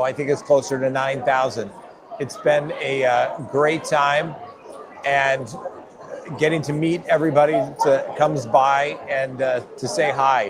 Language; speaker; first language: English; native; English